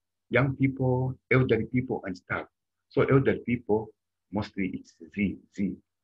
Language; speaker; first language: English; non-native, local second language; Bemba